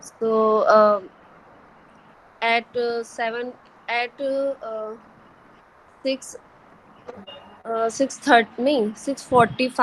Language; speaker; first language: English; non-native, learner; Hindi